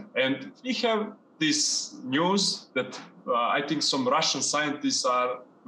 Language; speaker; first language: English; non-native, fluent; Serbian